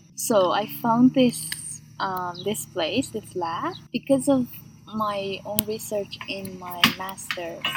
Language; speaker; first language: English; non-native, fluent; Persian